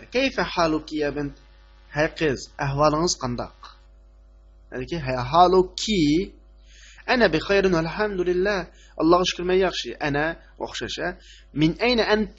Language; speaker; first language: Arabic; non-native, fluent; Uyghur